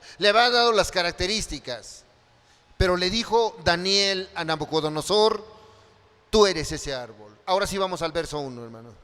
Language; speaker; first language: Spanish; native; Spanish